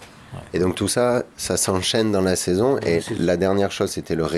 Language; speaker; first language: French; native; French